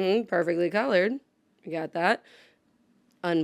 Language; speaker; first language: English; native; English